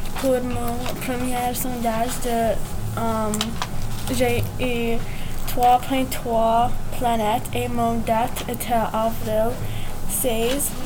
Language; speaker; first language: French; non-native, learner; English